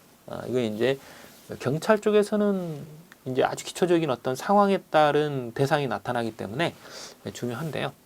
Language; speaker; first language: Korean; native; Korean